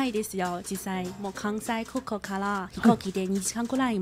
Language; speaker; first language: Japanese; non-native, fluent; Chinese